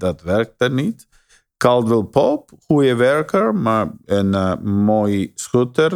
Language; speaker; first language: Dutch; non-native, fluent; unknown